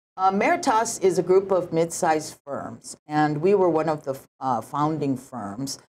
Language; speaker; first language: English; early bilingual, other home language; Japanese